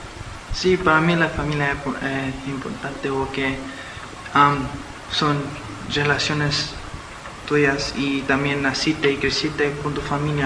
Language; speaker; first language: Spanish; early bilingual, heritage; Spanish